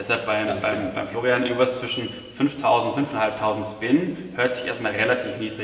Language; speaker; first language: German; native; German